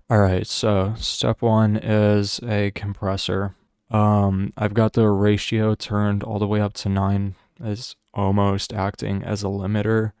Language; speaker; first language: English; native; English